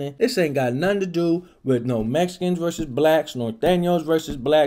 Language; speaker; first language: English; native; English